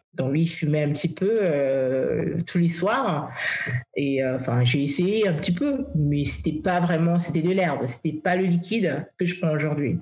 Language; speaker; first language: French; early bilingual, heritage; English